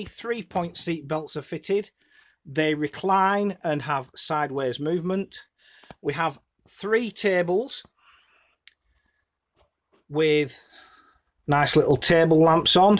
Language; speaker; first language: English; native; English